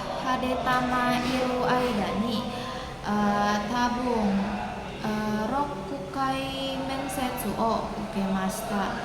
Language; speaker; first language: Japanese; non-native, learner; Indonesian